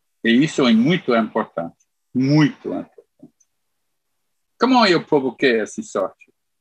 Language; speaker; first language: Portuguese; non-native, fluent; English